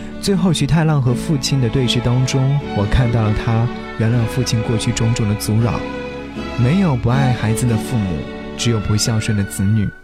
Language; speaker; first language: Chinese; native; Chinese